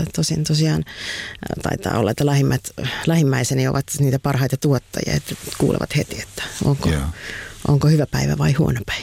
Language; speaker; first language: Finnish; native; Finnish